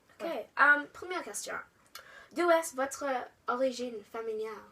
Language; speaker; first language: French; non-native, learner; English